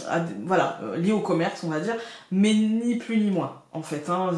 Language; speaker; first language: French; native; French